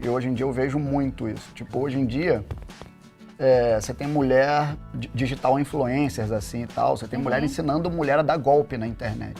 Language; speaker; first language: Portuguese; native; Portuguese